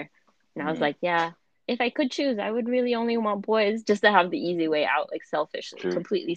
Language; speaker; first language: English; non-native, fluent; German